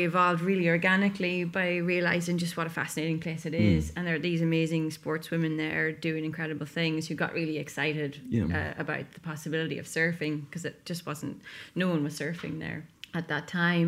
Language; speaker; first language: English; native; English